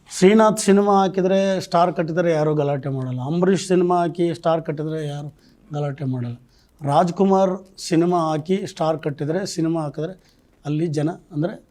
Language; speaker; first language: Kannada; non-native, local second language; Telugu